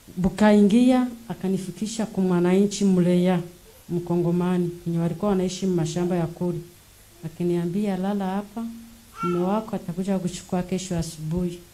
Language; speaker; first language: Swahili; non-native, local second language; Rundi